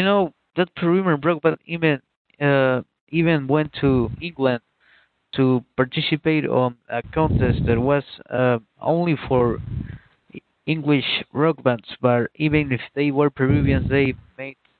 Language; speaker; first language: English; non-native, fluent; Spanish